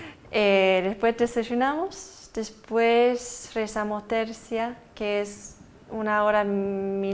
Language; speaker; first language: Spanish; early bilingual, heritage; Spanish